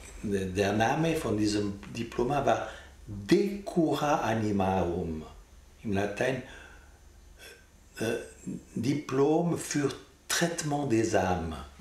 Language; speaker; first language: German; non-native, local second language; French